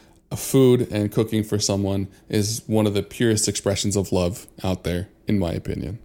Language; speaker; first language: English; early bilingual, other home language; Spanish